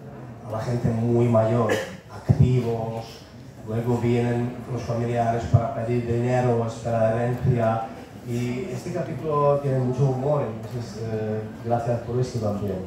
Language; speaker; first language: Spanish; non-native, fluent; Czech